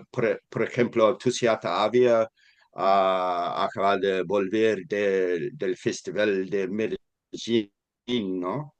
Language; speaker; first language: Spanish; non-native, fluent; English